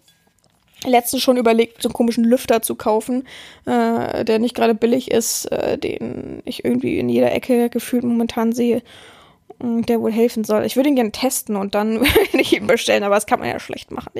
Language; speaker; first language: German; native; German